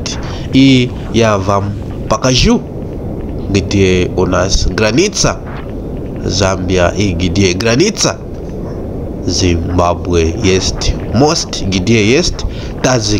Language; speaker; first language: Russian; non-native, fluent; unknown